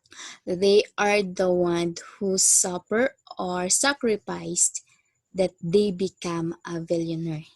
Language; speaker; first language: English; non-native, fluent; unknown